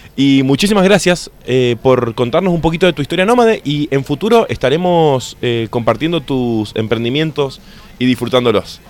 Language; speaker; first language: Spanish; native; Spanish